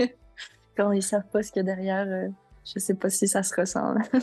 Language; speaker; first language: French; native; French